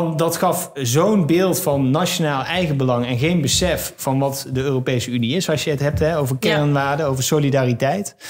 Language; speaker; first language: Dutch; native; Dutch